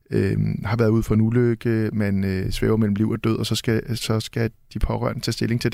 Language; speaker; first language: Danish; native; Danish